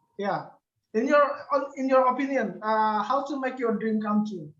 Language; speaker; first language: English; non-native, learner; Indonesian